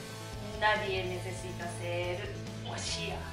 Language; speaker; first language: Spanish; non-native, learner; Japanese